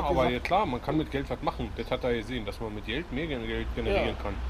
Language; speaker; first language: German; native; German